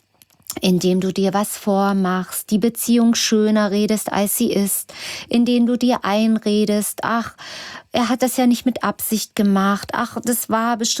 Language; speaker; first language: German; native; German